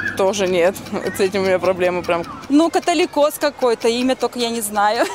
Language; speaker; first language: Russian; non-native, local second language; Armenian